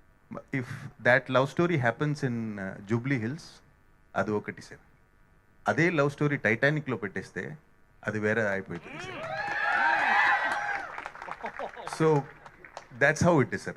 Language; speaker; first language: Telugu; non-native, learner; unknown